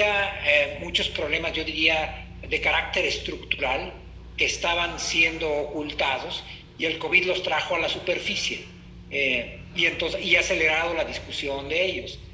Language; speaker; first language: Spanish; native; Spanish